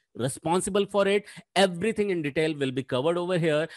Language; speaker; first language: English; non-native, local second language; Hindi